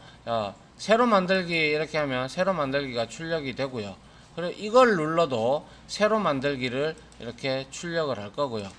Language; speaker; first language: Korean; native; Korean